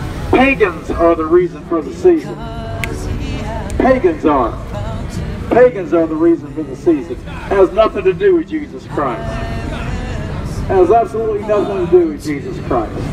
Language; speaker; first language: English; native; English